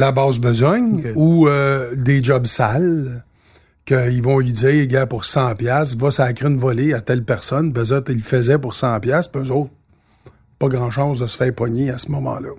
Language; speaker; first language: French; native; French